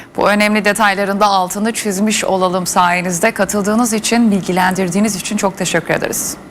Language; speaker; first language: Turkish; native; Turkish